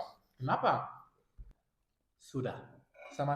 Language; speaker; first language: Indonesian; non-native, learner; German